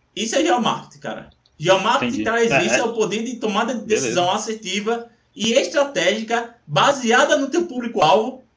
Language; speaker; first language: Portuguese; native; Portuguese